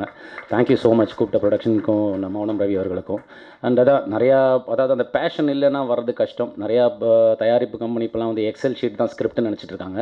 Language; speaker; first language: Tamil; native; Tamil